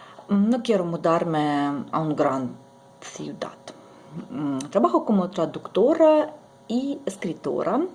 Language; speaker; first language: Spanish; non-native, learner; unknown